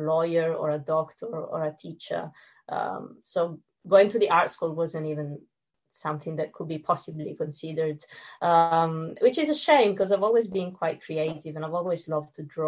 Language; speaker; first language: English; non-native, fluent; Italian